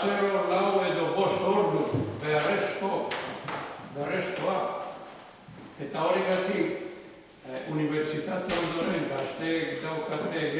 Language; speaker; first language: Basque; non-native, learner; Croatian